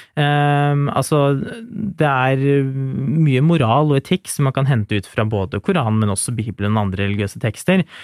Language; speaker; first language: Norwegian; early bilingual, other home language; Urdu